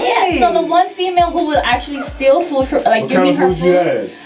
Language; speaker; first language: English; native; English